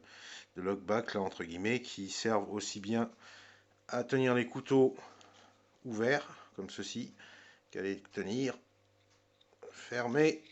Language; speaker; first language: French; native; French